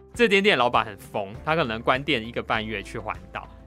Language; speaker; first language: Chinese; native; Chinese